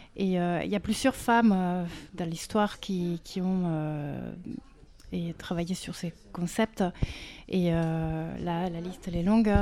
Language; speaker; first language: French; non-native, fluent; Spanish